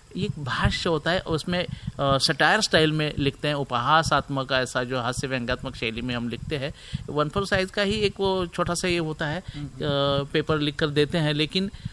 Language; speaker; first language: Hindi; non-native, local second language; Marathi